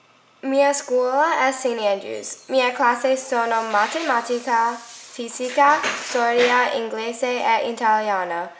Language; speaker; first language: Italian; non-native, learner; English